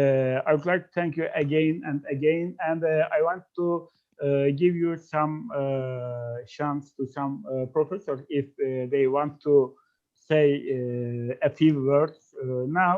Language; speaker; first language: English; non-native, fluent; Turkish